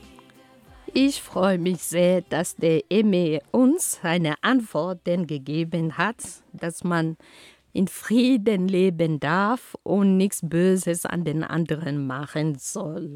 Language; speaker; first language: German; non-native, fluent; Ghomala